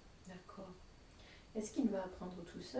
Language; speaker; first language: French; native; French